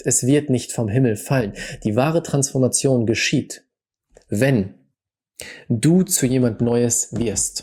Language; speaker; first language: German; native; German